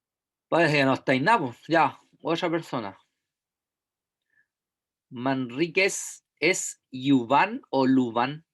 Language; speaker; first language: Spanish; native; Spanish